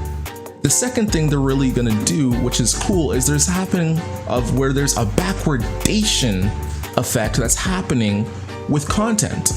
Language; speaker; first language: English; native; English